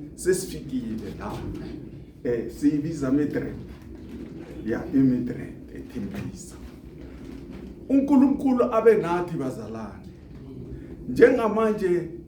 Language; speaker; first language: Zulu; non-native, local second language; Tsonga